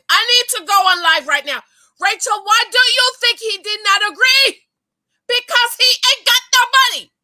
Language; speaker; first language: English; native; English